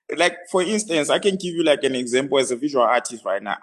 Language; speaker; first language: English; non-native, local second language; North Ndebele